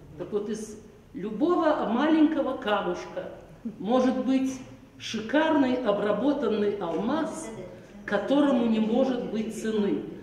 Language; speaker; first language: Russian; native; Russian